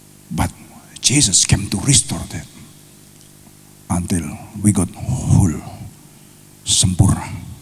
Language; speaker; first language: English; non-native, fluent; Indonesian